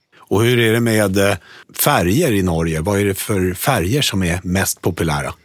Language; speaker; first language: Swedish; native; Swedish